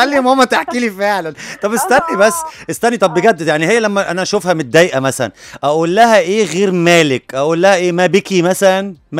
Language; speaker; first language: Arabic; native; Arabic